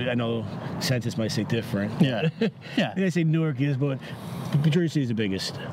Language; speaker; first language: English; native; English